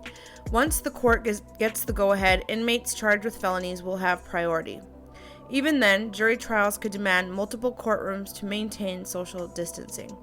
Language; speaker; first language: English; native; English